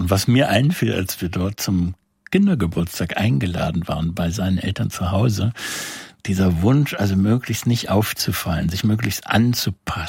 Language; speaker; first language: German; native; German